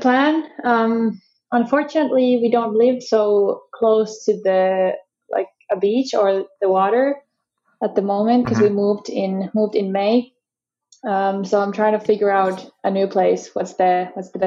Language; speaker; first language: English; non-native, fluent; Finnish